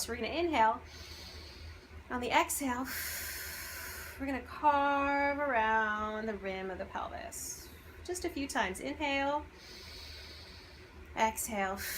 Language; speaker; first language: English; native; English